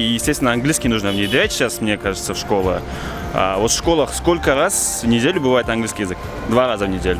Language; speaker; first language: Russian; non-native, local second language; Kyrgyz